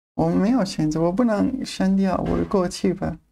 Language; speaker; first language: Chinese; non-native, fluent; English